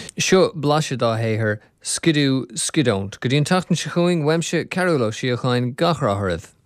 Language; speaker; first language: Irish; native; Irish